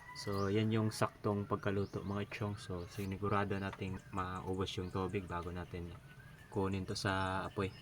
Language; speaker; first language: Filipino; non-native, local second language; Cebuano